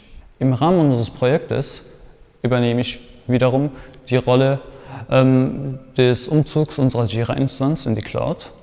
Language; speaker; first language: German; native; German